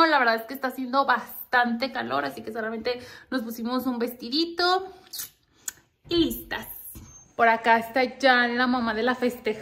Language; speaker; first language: Spanish; native; Spanish